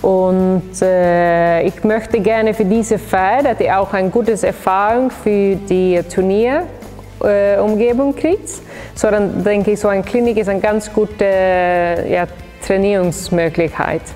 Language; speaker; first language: German; non-native, fluent; Swedish